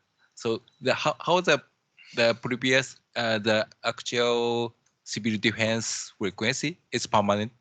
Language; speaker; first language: English; non-native, learner; Japanese